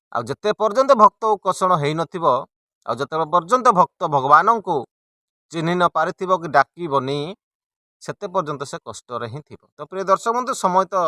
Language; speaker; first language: Odia; native; Odia